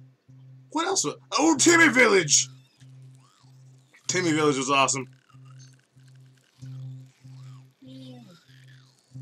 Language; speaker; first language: English; native; English